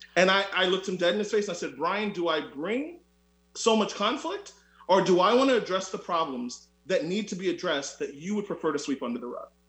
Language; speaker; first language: English; native; English